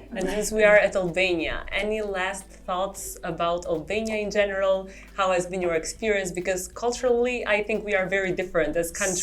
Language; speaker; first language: English; non-native, fluent; Albanian